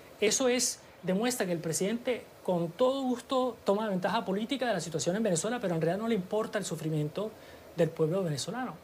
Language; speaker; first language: Spanish; early bilingual, heritage; Spanish